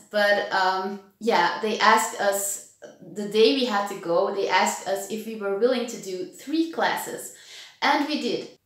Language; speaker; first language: English; non-native, fluent; Dutch